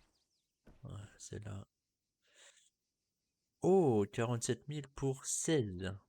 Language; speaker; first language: French; native; French